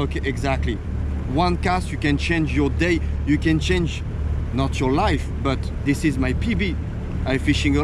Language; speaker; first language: English; non-native, learner; French